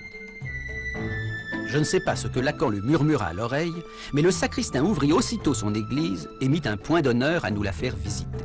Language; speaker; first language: French; native; French